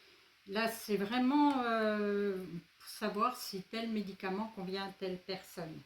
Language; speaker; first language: French; native; French